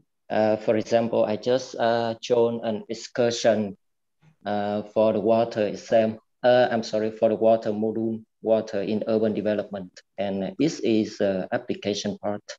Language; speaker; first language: English; non-native, fluent; Vietnamese